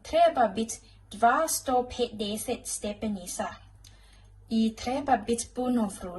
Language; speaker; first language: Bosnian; non-native, learner; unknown